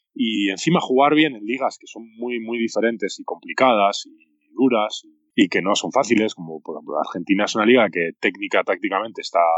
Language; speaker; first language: Spanish; native; Spanish